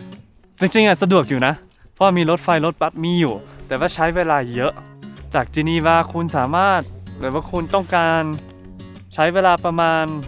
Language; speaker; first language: Thai; early bilingual, heritage; Thai